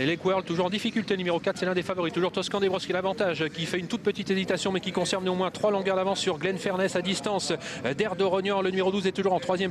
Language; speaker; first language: French; native; French